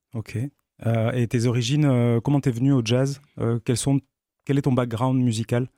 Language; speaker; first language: French; native; French